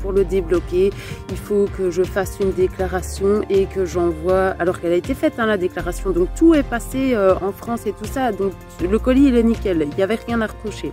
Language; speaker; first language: French; native; French